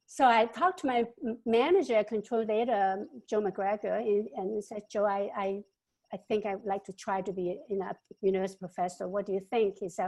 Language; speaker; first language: English; non-native, local second language; Wu Chinese